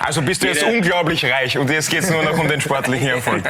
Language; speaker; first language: German; native; German